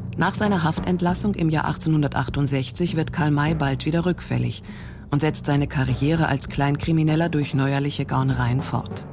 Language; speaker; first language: German; native; German